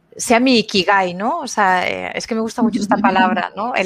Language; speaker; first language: Spanish; native; Spanish